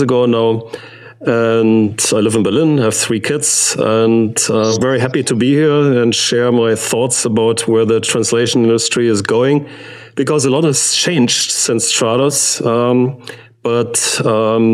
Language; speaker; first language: English; non-native, fluent; German